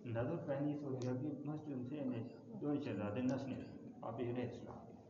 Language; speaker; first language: Urdu; non-native, local second language; Punjabi